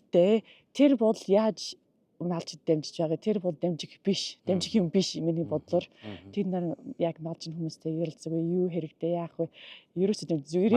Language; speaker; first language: Mongolian; non-native, learner; English